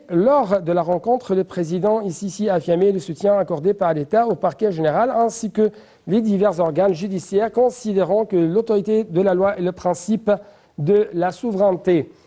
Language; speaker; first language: French; non-native, fluent; Arabic